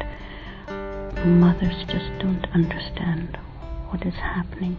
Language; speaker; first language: English; native; English